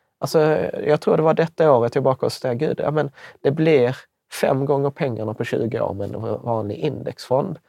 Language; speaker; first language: Swedish; early bilingual, other home language; Czech